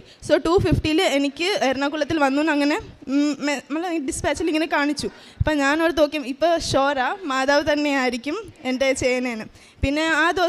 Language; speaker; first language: Malayalam; early bilingual, heritage; Malayalam